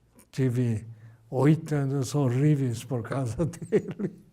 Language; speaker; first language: Portuguese; early bilingual, other home language; Japanese